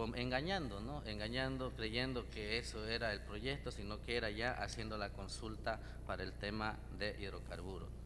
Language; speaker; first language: Spanish; native; Spanish